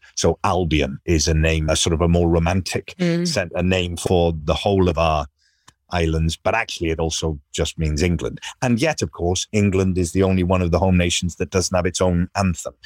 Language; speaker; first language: English; native; English